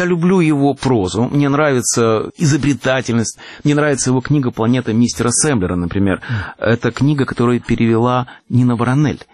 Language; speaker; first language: Russian; native; Russian